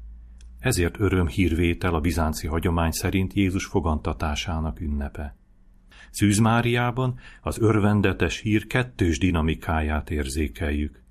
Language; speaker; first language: Hungarian; native; Hungarian